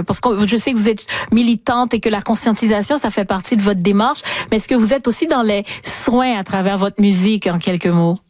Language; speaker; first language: French; native; French